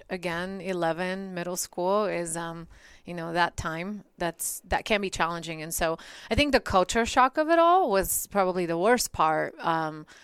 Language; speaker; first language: English; early bilingual, other home language; Bulgarian